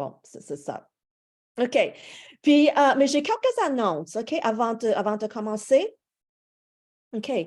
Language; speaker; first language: French; non-native, fluent; English